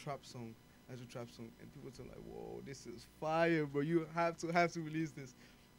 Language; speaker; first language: English; non-native, local second language; Yoruba